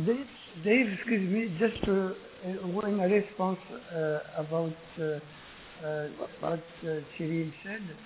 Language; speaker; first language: English; non-native, learner; Arabic